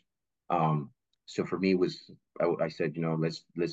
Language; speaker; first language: English; non-native, fluent; Spanish